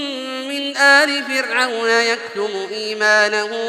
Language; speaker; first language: Arabic; native; Arabic